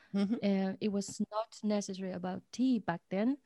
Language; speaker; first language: English; non-native, fluent; Chinese